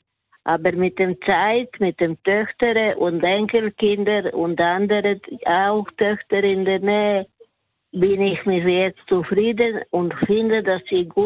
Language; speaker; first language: German; non-native, learner; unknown